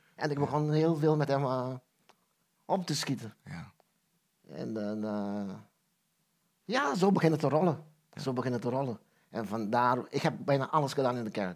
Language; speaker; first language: Dutch; non-native, local second language; Papiamento